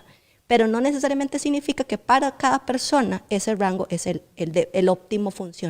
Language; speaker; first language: Spanish; native; Spanish